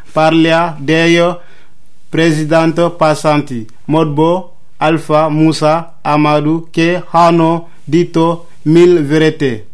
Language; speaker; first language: Italian; non-native, learner; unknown